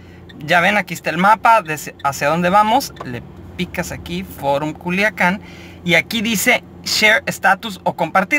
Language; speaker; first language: Spanish; native; Spanish